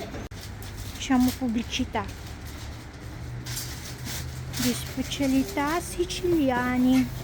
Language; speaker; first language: Italian; non-native, learner; Filipino